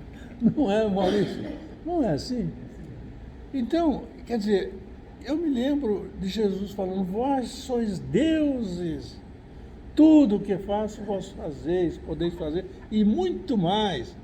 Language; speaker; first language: Portuguese; native; Portuguese